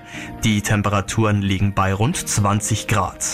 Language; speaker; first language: German; native; German